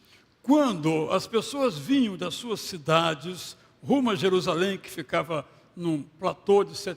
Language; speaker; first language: Portuguese; native; Portuguese